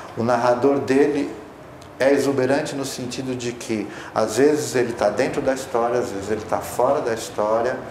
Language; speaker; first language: Portuguese; native; Portuguese